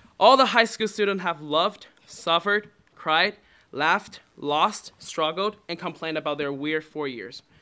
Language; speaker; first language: English; non-native, fluent; Chinese